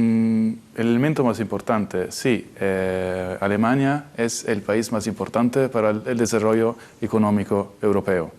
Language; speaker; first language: Spanish; non-native, fluent; Italian